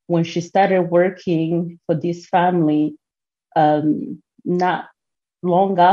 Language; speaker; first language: English; non-native, local second language; Kinyarwanda